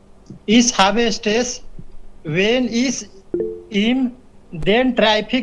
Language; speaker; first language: German; non-native, learner; Hindi